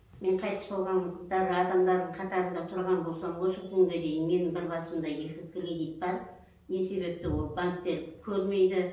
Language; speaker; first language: Kazakh; early bilingual, heritage; Kazakh